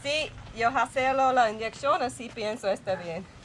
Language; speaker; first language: Spanish; non-native, learner; English